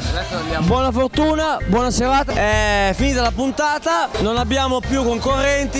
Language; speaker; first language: Italian; native; Italian